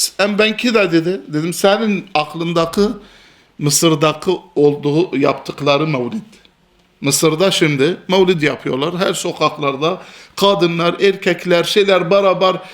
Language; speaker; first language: Turkish; non-native, fluent; Albanian